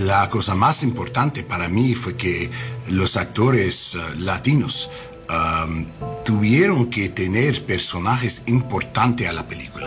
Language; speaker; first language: Spanish; non-native, learner; English